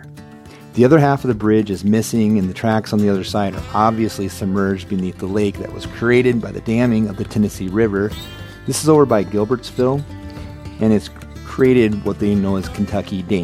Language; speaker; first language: English; native; English